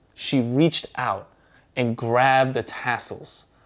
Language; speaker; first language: English; early bilingual, other home language; Korean